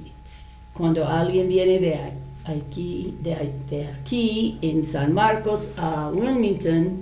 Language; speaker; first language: Spanish; non-native, fluent; English